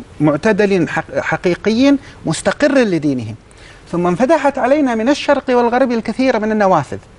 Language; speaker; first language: Arabic; native; Arabic